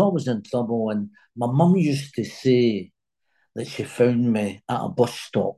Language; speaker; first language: English; native; English